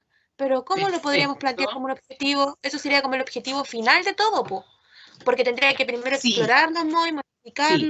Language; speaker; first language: Spanish; native; Spanish